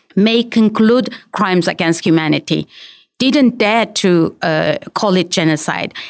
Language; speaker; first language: English; non-native, fluent; Chinese